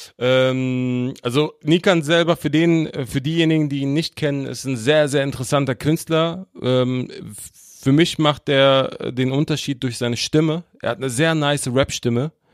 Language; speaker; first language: German; native; German